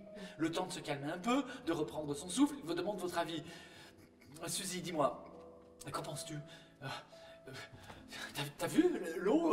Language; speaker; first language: French; native; French